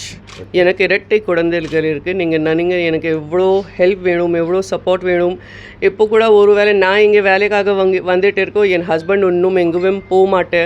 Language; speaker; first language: Tamil; non-native, fluent; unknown